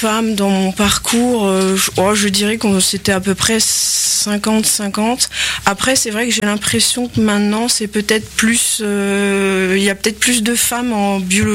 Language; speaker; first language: French; native; French